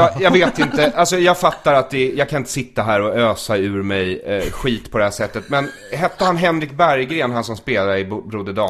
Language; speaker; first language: Swedish; native; Swedish